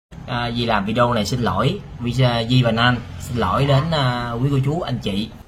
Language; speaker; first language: Vietnamese; native; Vietnamese